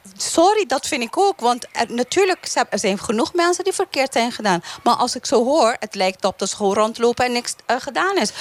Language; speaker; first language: Dutch; non-native, local second language; Papiamento